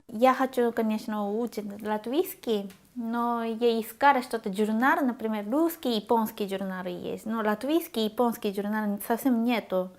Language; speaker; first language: Russian; non-native, learner; Japanese